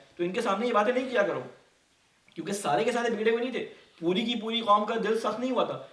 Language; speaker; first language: Urdu; native; Urdu